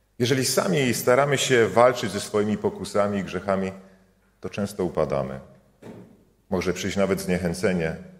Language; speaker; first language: Polish; native; Polish